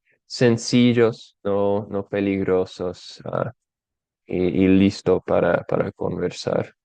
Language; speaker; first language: Spanish; non-native, fluent; English